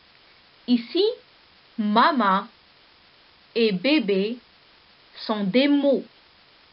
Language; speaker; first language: French; non-native, local second language; Arabic